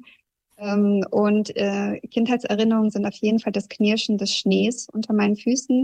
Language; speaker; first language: German; early bilingual, other home language; Russian